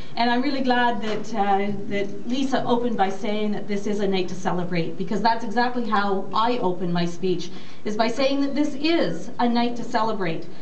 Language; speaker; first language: English; native; English